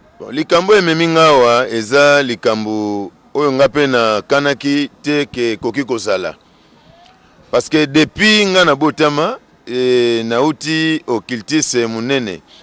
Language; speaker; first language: Lingala; non-native, local second language; Kongo